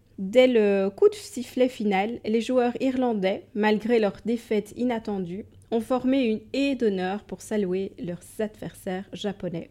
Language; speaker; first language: French; native; French